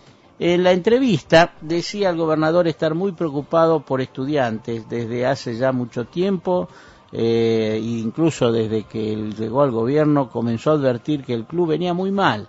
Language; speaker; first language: Spanish; native; Spanish